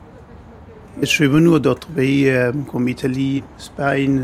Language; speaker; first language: French; non-native, learner; Bangla